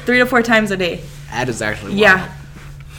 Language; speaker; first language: English; early bilingual, other home language; Serbian